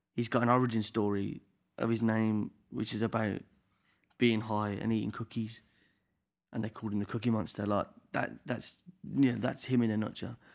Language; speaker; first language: English; native; English